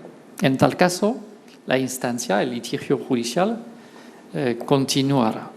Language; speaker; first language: Spanish; non-native, fluent; French